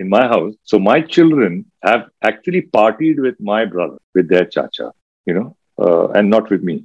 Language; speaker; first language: English; non-native, local second language; Urdu